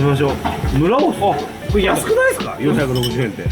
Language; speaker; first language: Japanese; native; Japanese